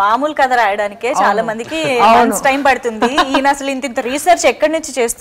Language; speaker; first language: Telugu; native; Telugu